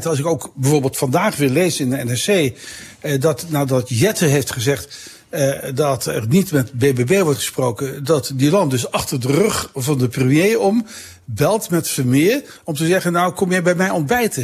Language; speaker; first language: Dutch; native; Dutch